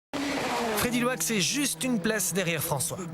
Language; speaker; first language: French; native; French